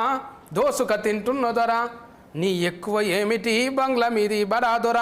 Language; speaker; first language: Telugu; native; Telugu